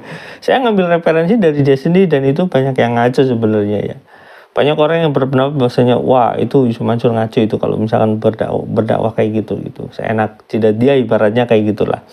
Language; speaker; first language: Indonesian; native; Indonesian